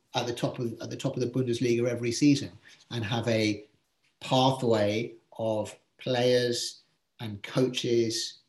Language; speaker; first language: English; native; English